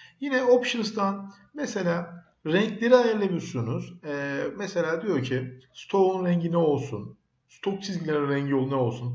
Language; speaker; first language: Turkish; native; Turkish